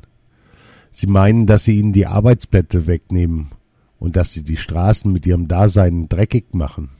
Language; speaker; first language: German; early bilingual, other home language; Arabic